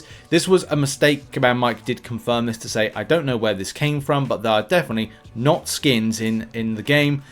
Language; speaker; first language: English; native; English